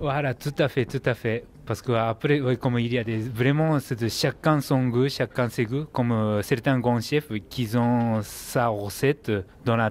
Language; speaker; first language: French; non-native, fluent; Japanese